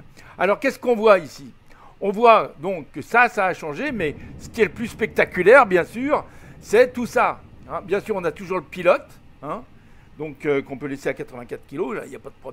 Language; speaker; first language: French; native; French